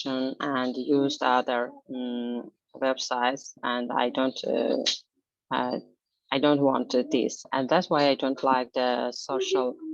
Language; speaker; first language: English; non-native, learner; Azerbaijani